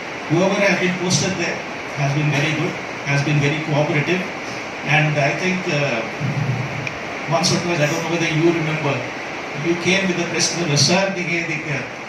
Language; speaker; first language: English; non-native, local second language; Tamil